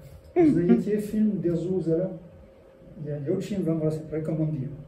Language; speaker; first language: Russian; non-native, learner; French